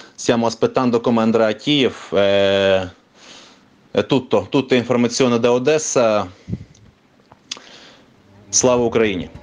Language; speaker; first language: Italian; non-native, fluent; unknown